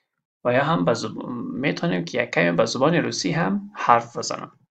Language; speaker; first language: Persian; non-native, local second language; Pashto